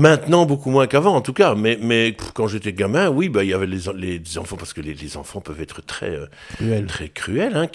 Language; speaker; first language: French; native; French